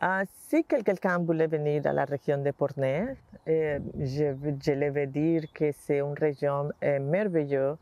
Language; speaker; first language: French; non-native, learner; Spanish